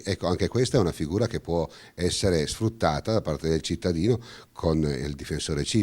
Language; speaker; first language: Italian; native; Italian